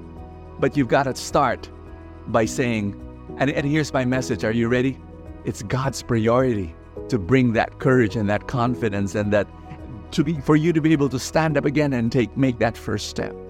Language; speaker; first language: English; non-native, local second language; Filipino